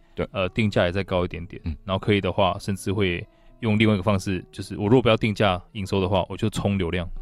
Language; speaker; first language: Chinese; non-native, local second language; English